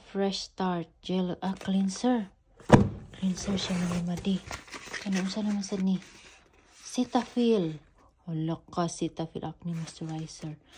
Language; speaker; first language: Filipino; non-native, local second language; Cebuano